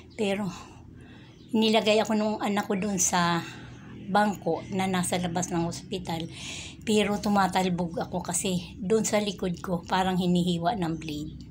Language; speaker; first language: Filipino; non-native, local second language; Bikol